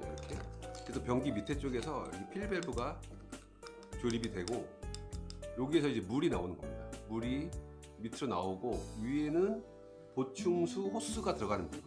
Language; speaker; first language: Korean; native; Korean